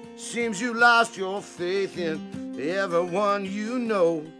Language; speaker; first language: English; native; English